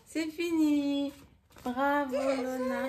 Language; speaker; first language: French; early bilingual, other home language; Turkish